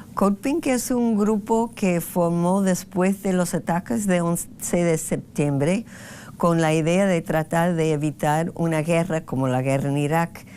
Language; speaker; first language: Spanish; non-native, fluent; English